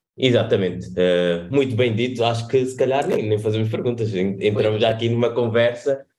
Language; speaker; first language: Portuguese; native; Portuguese